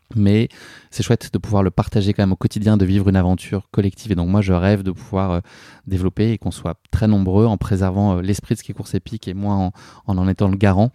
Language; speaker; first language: French; native; French